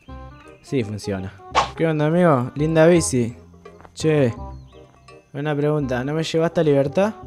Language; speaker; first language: Spanish; native; Spanish